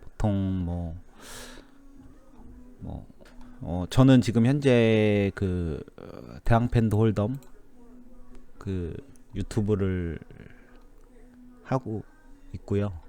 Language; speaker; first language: Korean; native; Korean